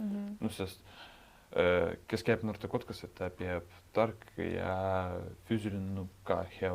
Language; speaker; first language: Estonian; non-native, local second language; Russian